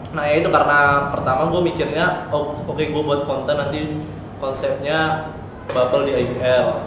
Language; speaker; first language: Indonesian; native; Indonesian